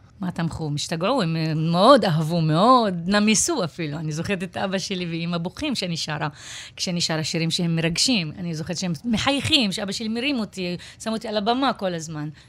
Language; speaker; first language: Hebrew; non-native, local second language; Arabic